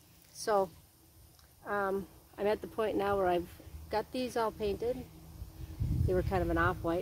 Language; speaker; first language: English; native; English